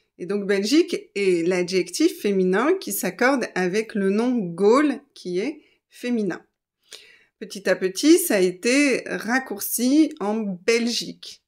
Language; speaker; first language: French; native; French